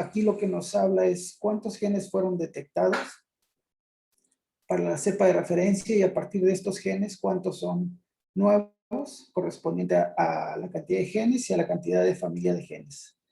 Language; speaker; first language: Spanish; native; Spanish